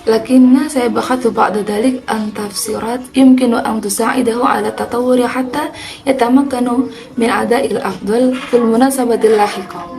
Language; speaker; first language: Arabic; non-native, learner; Indonesian